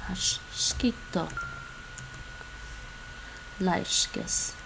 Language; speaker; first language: Lithuanian; non-native, learner; English